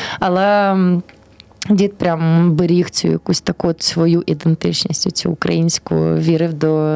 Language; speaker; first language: Ukrainian; early bilingual, heritage; Ukrainian